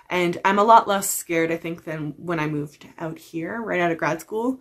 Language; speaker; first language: English; native; English